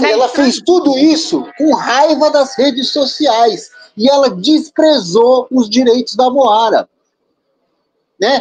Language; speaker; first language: Portuguese; native; Portuguese